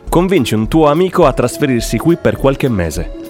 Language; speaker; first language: Italian; native; Italian